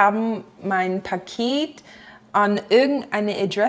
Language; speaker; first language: German; non-native, fluent; English